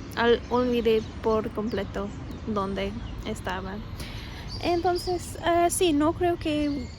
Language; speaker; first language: Spanish; non-native, fluent; English